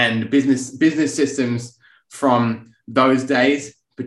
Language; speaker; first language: English; native; English